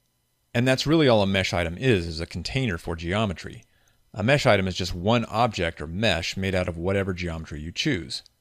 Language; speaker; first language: English; native; English